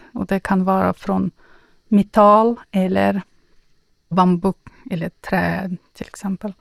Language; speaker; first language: Swedish; non-native, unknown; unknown